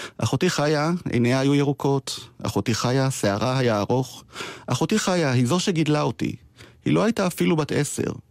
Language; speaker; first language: Hebrew; native; Hebrew